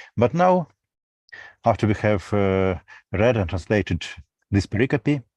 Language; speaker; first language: English; non-native, fluent; Russian